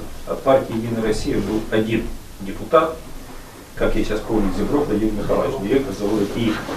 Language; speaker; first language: Russian; native; Russian